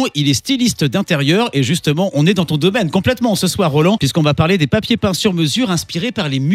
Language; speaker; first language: French; native; French